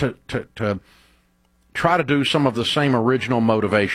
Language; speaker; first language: English; native; English